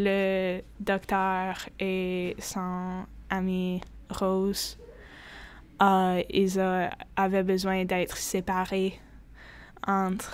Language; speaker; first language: French; non-native, local second language; English